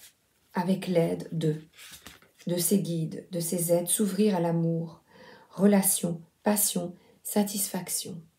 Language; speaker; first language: French; native; French